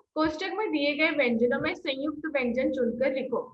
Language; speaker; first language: Hindi; non-native, local second language; Marathi